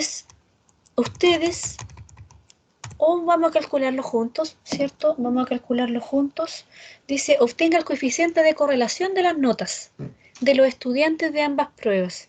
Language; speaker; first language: Spanish; native; Spanish